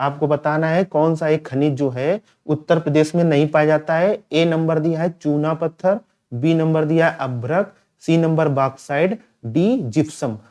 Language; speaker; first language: Hindi; native; Hindi